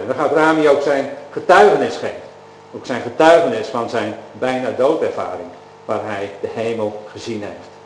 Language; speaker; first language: Dutch; native; Dutch